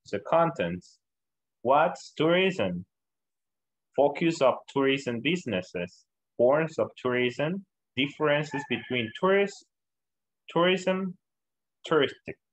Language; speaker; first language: English; non-native, learner; Spanish